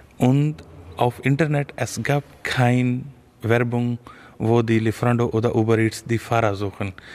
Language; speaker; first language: German; non-native, learner; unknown